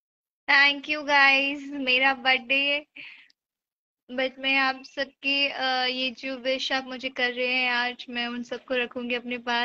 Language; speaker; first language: Hindi; native; Hindi